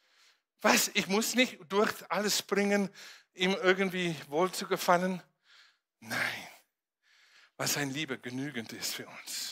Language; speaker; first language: German; non-native, fluent; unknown